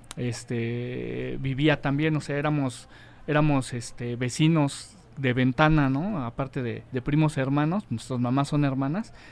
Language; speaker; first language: Spanish; native; Spanish